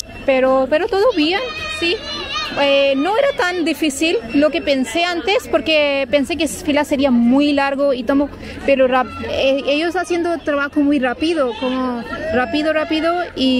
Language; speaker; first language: Spanish; non-native, learner; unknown